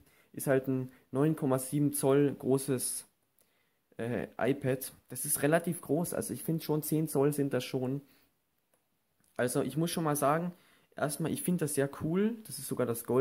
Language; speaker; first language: German; native; German